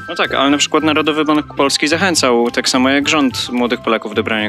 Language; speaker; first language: Polish; native; Polish